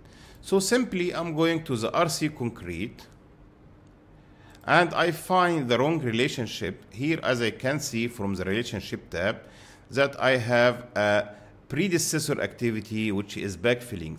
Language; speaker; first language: English; non-native, fluent; Arabic